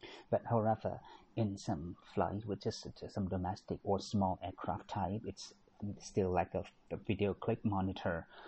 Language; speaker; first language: English; non-native, fluent; Thai